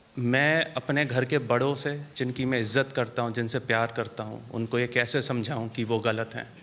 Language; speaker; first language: Hindi; native; Hindi